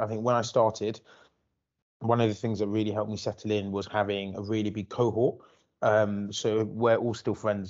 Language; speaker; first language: English; native; English